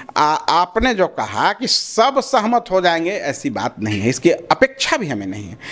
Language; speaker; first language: Hindi; non-native, local second language; Maithili